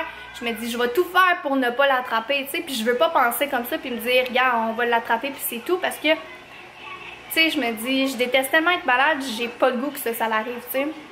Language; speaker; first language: French; native; French